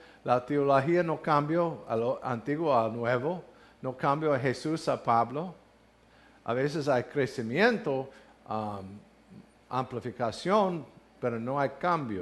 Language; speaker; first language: Spanish; non-native, learner; English